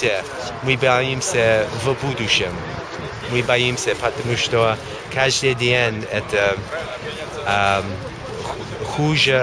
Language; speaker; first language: Russian; non-native, learner; English